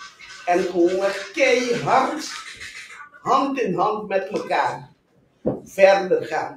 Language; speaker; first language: Dutch; non-native, local second language; Papiamento